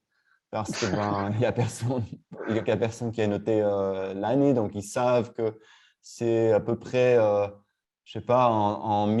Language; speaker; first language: French; native; French